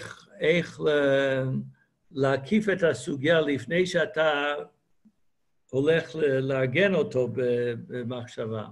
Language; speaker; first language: Hebrew; non-native, fluent; English